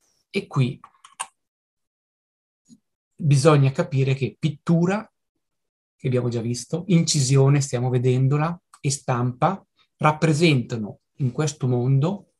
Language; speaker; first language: Italian; native; Italian